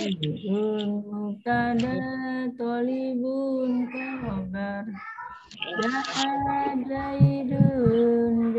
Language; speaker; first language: Arabic; non-native, learner; Indonesian